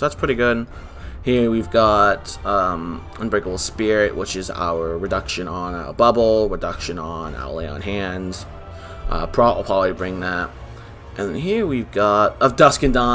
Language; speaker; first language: English; native; English